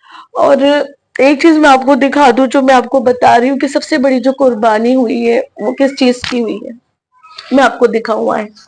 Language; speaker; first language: Urdu; native; Urdu